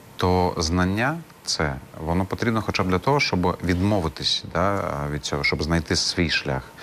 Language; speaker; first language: Ukrainian; non-native, local second language; Crimean Tatar